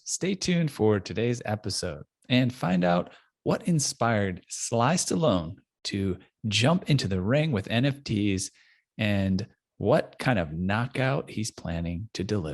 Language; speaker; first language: English; native; English